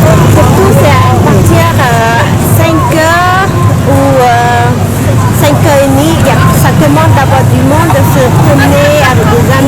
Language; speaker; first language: French; non-native, fluent; Khmer